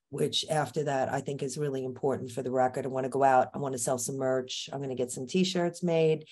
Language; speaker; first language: English; native; English